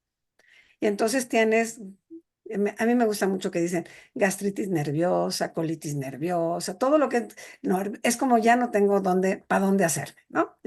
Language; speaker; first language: Spanish; native; Spanish